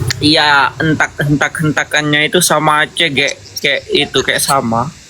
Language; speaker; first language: Indonesian; non-native, local second language; Madurese